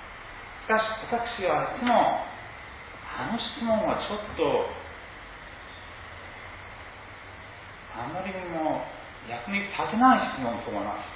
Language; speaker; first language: Japanese; non-native, fluent; English